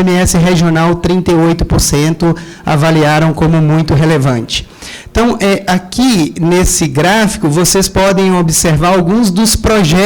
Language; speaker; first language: Portuguese; native; Portuguese